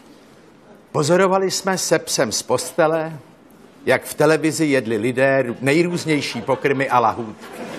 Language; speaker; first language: Czech; native; Czech